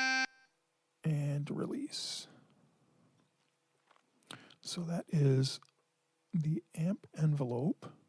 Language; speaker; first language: English; native; English